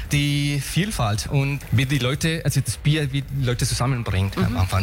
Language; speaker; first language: German; non-native, fluent; Spanish